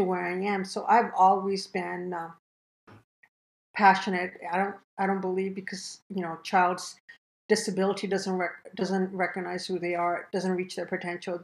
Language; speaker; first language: English; early bilingual, other home language; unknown